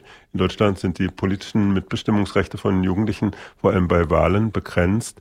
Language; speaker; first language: German; native; German